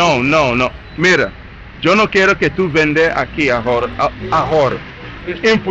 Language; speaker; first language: Spanish; non-native, learner; English